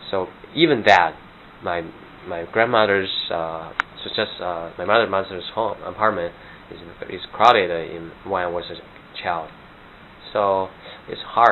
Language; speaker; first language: English; non-native, learner; Chinese